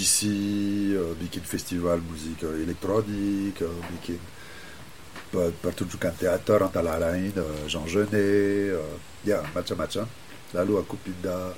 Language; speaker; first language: Indonesian; non-native, fluent; French